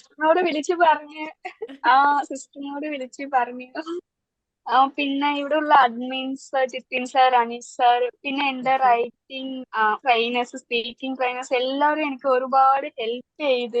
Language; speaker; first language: Malayalam; early bilingual, heritage; Malayalam